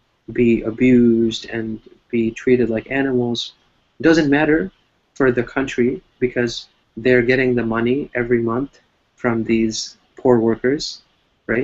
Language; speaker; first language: English; non-native, fluent; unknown